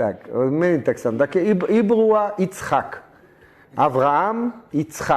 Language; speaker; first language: Japanese; non-native, learner; Hebrew